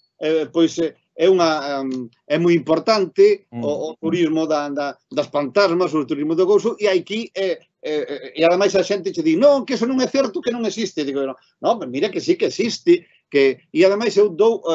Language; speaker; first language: Galician; native; Galician